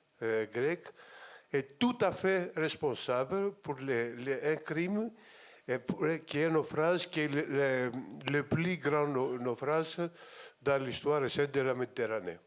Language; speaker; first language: French; non-native, fluent; Greek